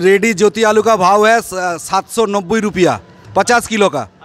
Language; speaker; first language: Hindi; non-native, local second language; Bangla